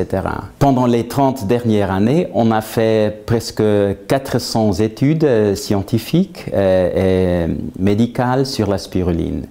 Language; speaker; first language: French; non-native, fluent; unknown